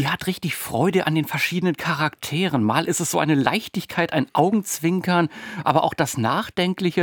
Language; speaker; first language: German; native; German